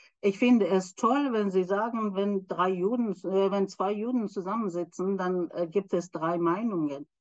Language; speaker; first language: German; non-native, fluent; Persian